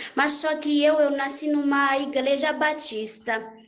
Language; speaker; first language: Portuguese; non-native, learner; Haitian Creole